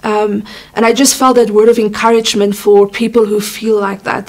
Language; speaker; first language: English; non-native, local second language; Afrikaans